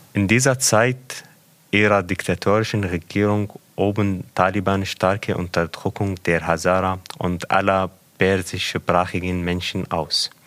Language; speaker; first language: German; non-native, fluent; Persian